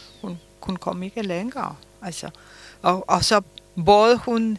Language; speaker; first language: Danish; early bilingual, other home language; Polish